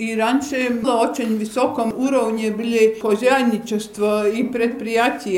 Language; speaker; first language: Russian; non-native, local second language; Latvian